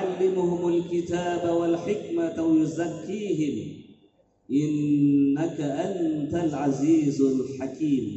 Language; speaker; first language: Arabic; non-native, fluent; Indonesian